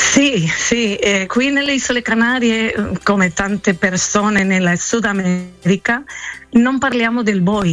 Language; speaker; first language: Italian; non-native, learner; Spanish